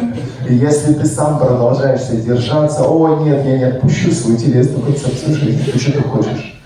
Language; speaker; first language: Russian; native; Russian